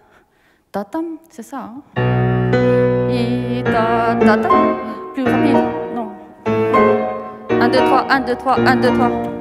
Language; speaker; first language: French; non-native, fluent; Japanese